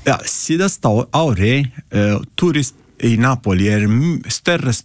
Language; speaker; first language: Icelandic; non-native, learner; Italian